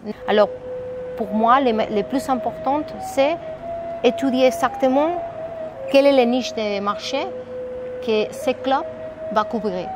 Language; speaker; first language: French; non-native, fluent; Spanish